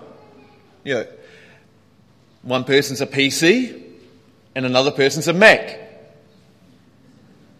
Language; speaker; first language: English; native; English